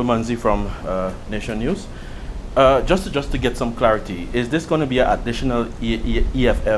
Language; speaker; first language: English; native; English